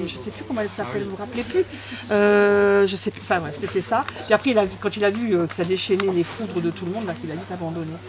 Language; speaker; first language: French; native; French